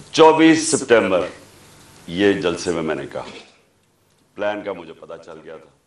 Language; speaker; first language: Urdu; native; Urdu